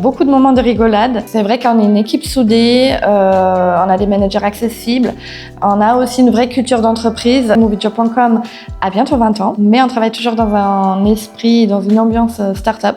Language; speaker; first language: French; non-native, fluent; German